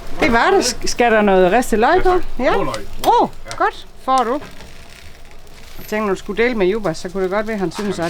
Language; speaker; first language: Danish; non-native, local second language; German